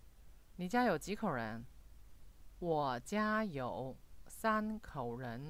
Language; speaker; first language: Chinese; non-native, fluent; Korean